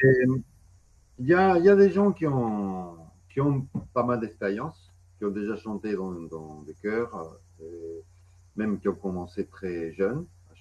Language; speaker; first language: French; non-native, fluent; Spanish